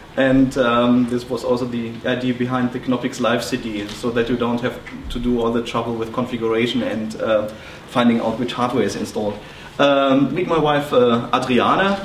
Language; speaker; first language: English; non-native, fluent; German